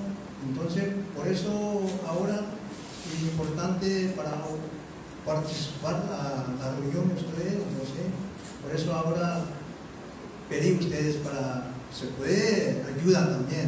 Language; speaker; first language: Spanish; non-native, local second language; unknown